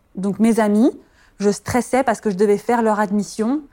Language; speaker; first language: French; native; French